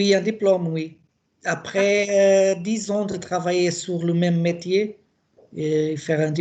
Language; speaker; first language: French; non-native, learner; Portuguese